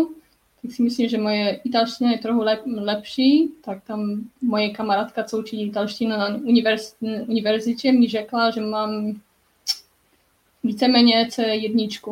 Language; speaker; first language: Czech; non-native, learner; Polish